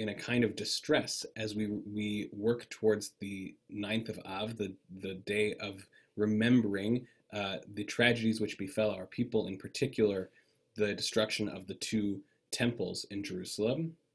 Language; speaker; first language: English; native; English